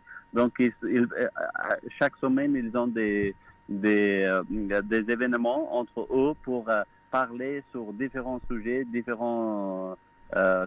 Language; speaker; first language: French; non-native, fluent; Persian